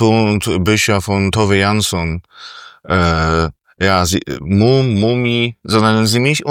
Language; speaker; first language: German; non-native, fluent; Polish